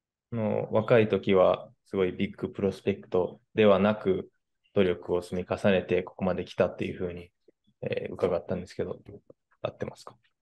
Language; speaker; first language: Japanese; native; Japanese